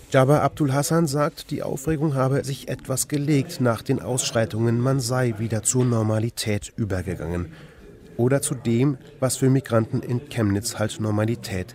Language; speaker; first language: German; native; German